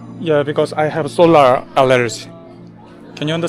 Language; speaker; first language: English; non-native, learner; Korean